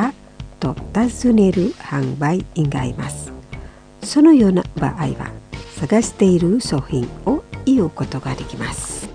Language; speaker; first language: Japanese; non-native, fluent; Indonesian